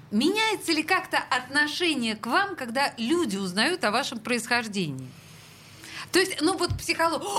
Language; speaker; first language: Russian; native; Russian